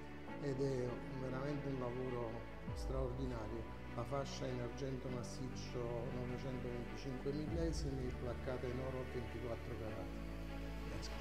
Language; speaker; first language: Italian; native; Italian